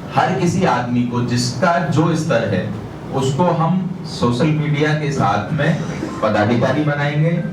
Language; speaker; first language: Hindi; native; Hindi